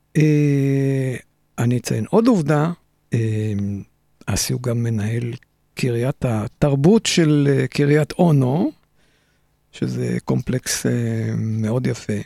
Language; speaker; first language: Hebrew; native; Hebrew